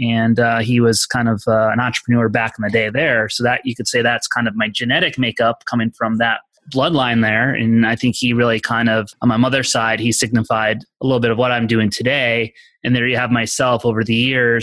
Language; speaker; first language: English; native; English